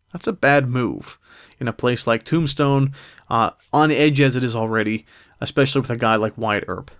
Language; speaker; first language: English; native; English